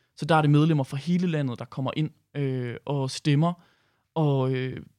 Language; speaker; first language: Danish; native; Danish